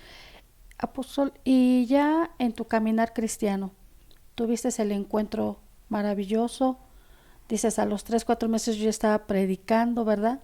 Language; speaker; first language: Spanish; native; Spanish